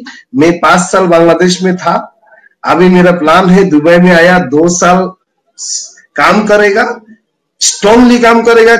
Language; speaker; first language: Hindi; non-native, fluent; Bangla